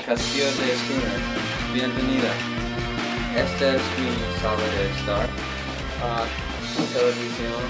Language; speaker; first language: Spanish; non-native, learner; English